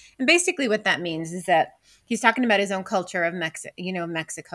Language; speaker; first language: English; native; English